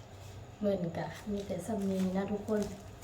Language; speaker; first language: Thai; non-native, local second language; Lao